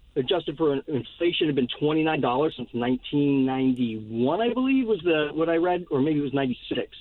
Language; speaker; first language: English; native; English